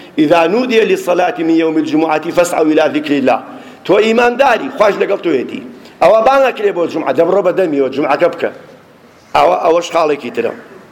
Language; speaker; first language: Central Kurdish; native; Central Kurdish